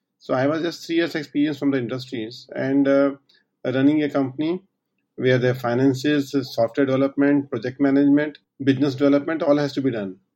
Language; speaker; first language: English; non-native, local second language; Hindi